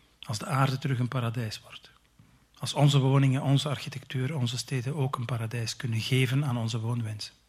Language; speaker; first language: Dutch; native; Dutch